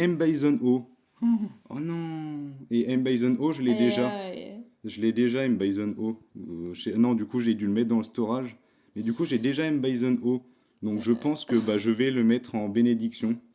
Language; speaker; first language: French; native; French